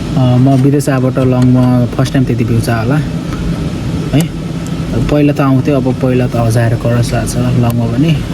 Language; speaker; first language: Nepali; native; Nepali